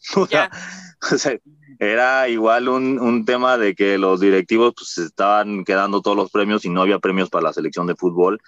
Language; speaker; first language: Spanish; native; Spanish